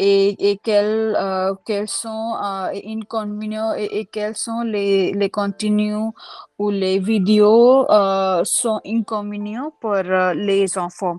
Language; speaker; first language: French; non-native, learner; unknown